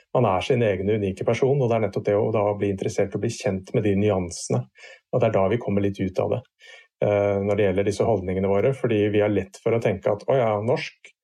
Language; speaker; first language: Norwegian; native; Norwegian